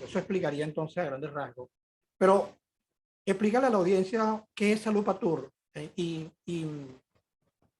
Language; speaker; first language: Spanish; native; Spanish